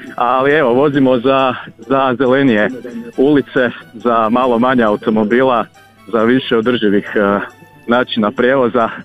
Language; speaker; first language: Croatian; native; Croatian